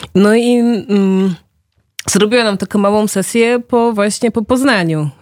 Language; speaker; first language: Polish; early bilingual, heritage; Polish